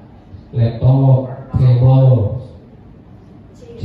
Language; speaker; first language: English; non-native, learner; Indonesian